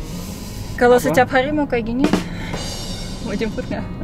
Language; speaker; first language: Indonesian; non-native, learner; Russian